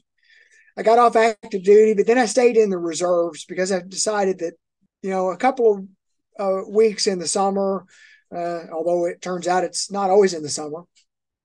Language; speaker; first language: English; native; English